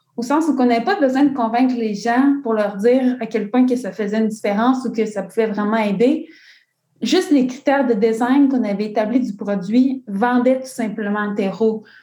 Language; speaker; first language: French; native; French